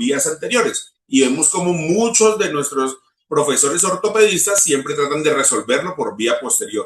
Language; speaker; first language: Spanish; native; Spanish